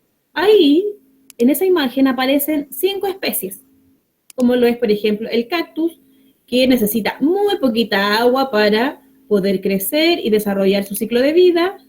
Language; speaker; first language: Spanish; native; Spanish